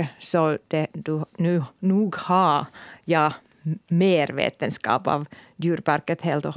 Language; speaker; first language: Swedish; non-native, local second language; Finnish